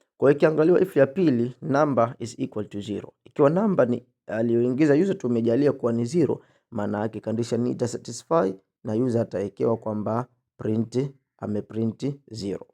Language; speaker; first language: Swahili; native; Swahili